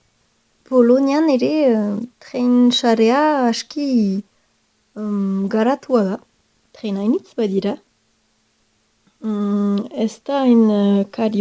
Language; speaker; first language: Basque; non-native, local second language; French